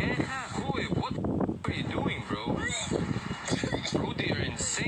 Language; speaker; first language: English; non-native, learner; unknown